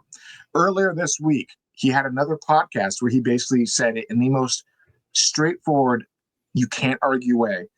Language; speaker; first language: English; native; English